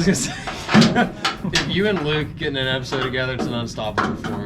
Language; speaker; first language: English; native; English